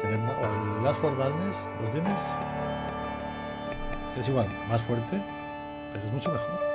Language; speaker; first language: Spanish; native; Spanish